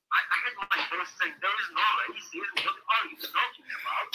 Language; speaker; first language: English; non-native, fluent; Polish